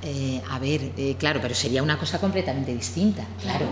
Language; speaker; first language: Spanish; native; Spanish